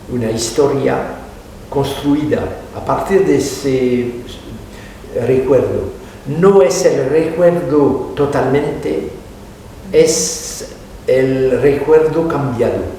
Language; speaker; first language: Spanish; non-native, fluent; French